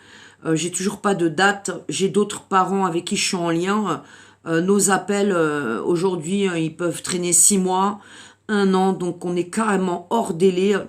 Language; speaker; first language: French; native; French